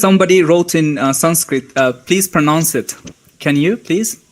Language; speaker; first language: English; non-native, learner; Hindi